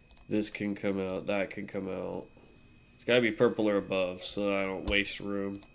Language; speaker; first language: English; native; English